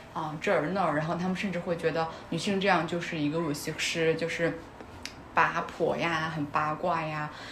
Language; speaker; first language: Chinese; non-native, local second language; Kazakh